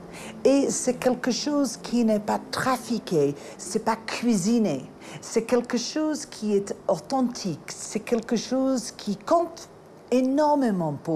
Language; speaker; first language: French; non-native, fluent; English